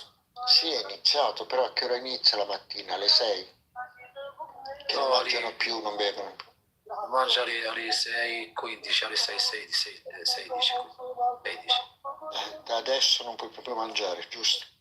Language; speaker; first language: Italian; non-native, learner; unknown